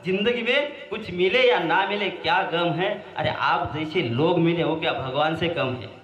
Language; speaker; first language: Hindi; non-native, local second language; Marathi